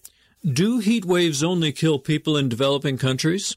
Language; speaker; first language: English; native; English